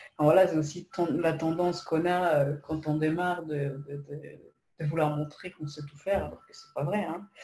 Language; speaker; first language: French; non-native, fluent; Polish